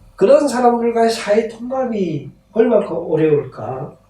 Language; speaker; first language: Korean; native; Korean